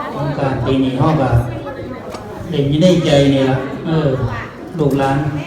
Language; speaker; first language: Thai; native; Thai